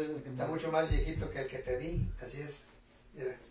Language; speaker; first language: Spanish; non-native, local second language; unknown